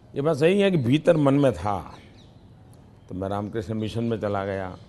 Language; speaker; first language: Hindi; non-native, local second language; Gujarati